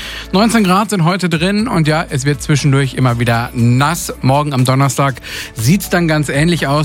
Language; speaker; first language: German; native; German